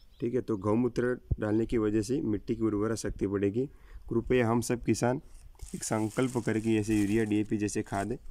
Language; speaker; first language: Hindi; non-native, local second language; Gujarati